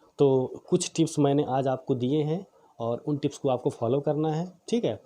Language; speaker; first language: Hindi; native; Hindi